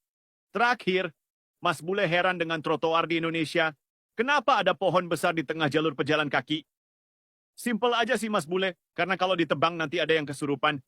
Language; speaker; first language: Indonesian; native; Indonesian